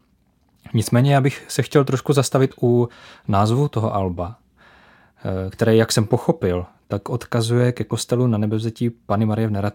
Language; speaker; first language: Czech; native; Czech